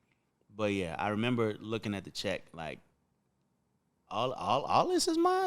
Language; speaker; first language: English; native; English